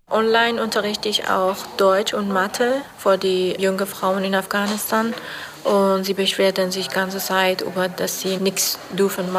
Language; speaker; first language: German; non-native, learner; Persian